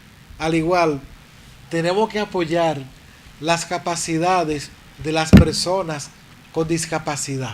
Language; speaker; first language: Spanish; native; Spanish